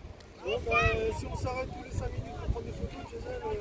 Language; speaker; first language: French; native; French